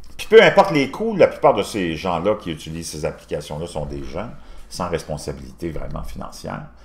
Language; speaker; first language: French; native; French